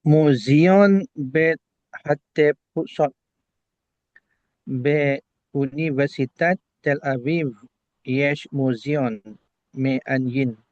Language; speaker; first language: Hebrew; non-native, learner; Indonesian